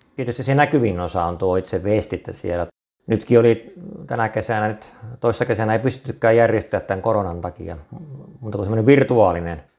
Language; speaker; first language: Finnish; native; Finnish